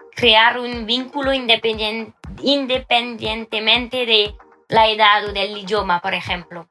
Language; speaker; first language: Spanish; non-native, fluent; French